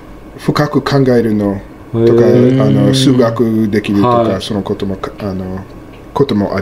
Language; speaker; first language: Japanese; non-native, learner; English